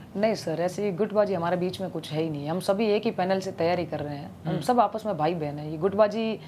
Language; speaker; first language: Hindi; native; Hindi